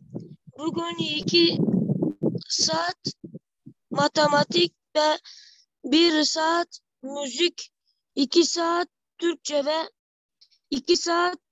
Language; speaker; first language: Turkish; non-native, learner; Persian